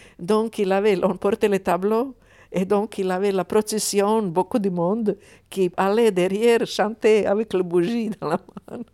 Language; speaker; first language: French; non-native, fluent; Croatian